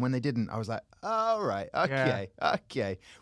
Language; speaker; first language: English; native; English